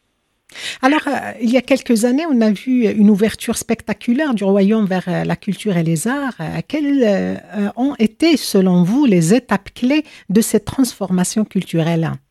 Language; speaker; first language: French; native; French